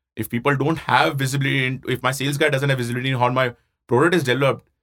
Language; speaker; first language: English; non-native, local second language; Hindi